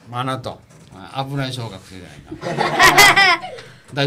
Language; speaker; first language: Japanese; native; Japanese